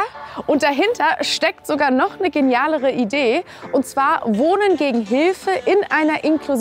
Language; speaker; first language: German; native; German